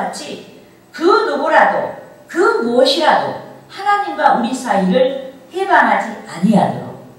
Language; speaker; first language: Korean; native; Korean